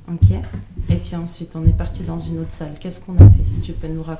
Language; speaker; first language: French; native; French